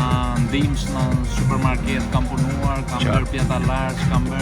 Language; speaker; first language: Albanian; early bilingual, heritage; Albanian